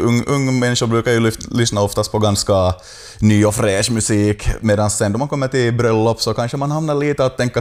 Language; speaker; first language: Swedish; native; Swedish